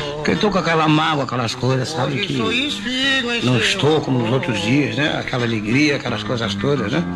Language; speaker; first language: Portuguese; native; Portuguese